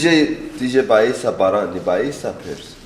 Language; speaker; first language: Russian; non-native, learner; Persian